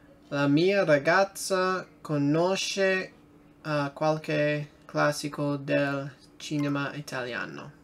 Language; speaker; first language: Italian; non-native, learner; English